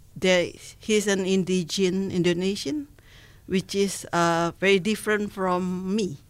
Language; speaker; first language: English; non-native, learner; Indonesian